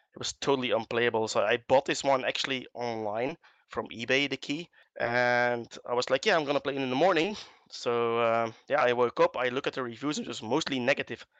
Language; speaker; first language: English; non-native, fluent; Dutch